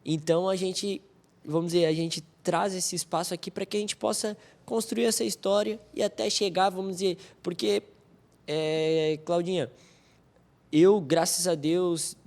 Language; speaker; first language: Portuguese; native; Portuguese